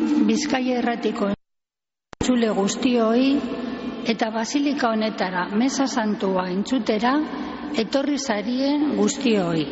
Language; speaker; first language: Basque; native; Basque